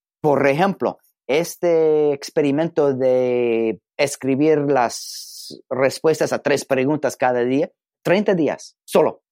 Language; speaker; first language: Spanish; non-native, learner; English